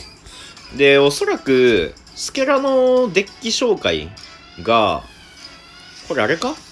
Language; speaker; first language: Japanese; native; Japanese